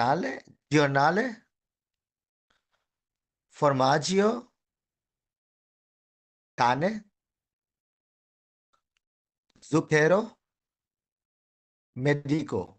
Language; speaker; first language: Italian; non-native, learner; Bangla